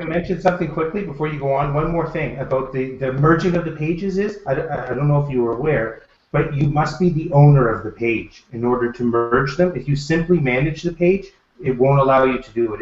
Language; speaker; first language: English; native; English